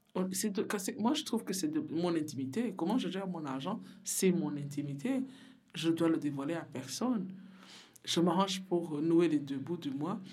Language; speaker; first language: French; non-native, local second language; Rundi